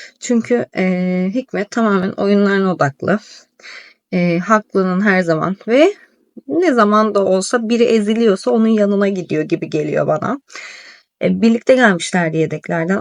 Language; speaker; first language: Turkish; native; Turkish